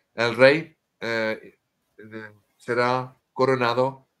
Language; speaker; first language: Spanish; non-native, fluent; French